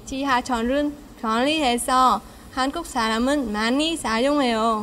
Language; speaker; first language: Korean; non-native, learner; Vietnamese